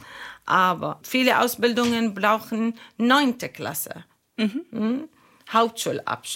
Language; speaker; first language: German; non-native, learner; Arabic